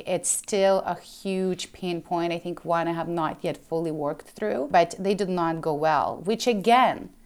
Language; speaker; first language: English; early bilingual, other home language; Ukrainian